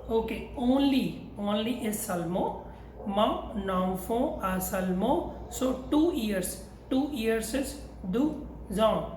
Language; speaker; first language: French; non-native, fluent; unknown